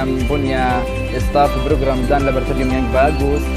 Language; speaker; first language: Indonesian; non-native, learner; Arabic